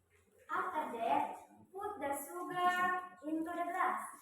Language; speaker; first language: English; non-native, learner; Indonesian